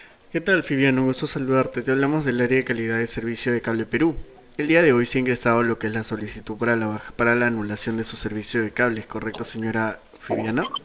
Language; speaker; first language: Spanish; native; Spanish